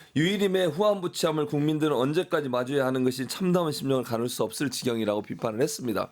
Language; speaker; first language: Korean; native; Korean